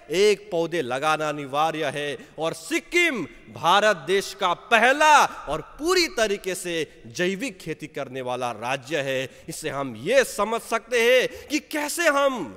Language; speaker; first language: Hindi; non-native, local second language; Nepali